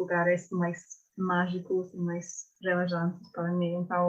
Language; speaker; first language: Portuguese; non-native, learner; English